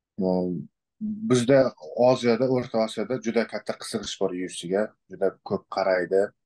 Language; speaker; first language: Uzbek; non-native, local second language; Kazakh